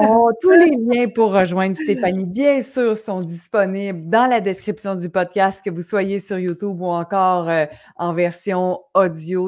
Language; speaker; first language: French; native; French